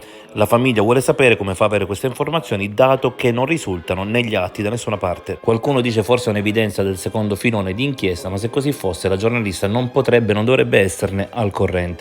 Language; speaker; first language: Italian; native; Italian